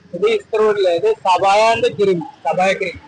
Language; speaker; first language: Malayalam; non-native, learner; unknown